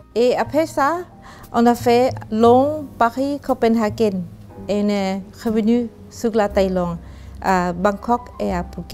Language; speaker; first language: French; non-native, fluent; Thai